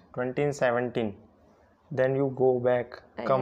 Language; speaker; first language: English; non-native, local second language; Hindi